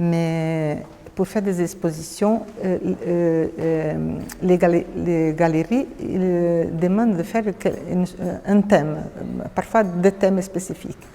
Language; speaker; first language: French; non-native, fluent; Portuguese